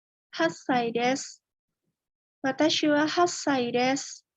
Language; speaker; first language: Japanese; non-native, fluent; Indonesian